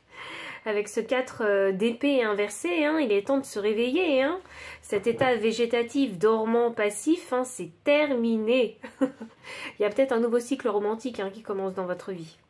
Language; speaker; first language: French; native; French